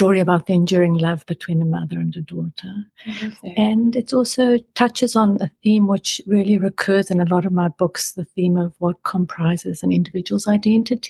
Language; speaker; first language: English; native; English